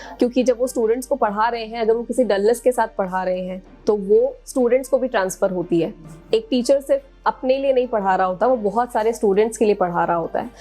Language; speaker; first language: Hindi; native; Hindi